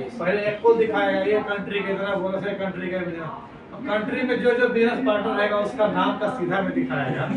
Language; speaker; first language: Hindi; non-native, learner; Nepali